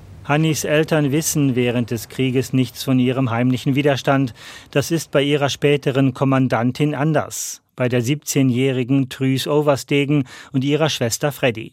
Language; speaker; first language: German; native; German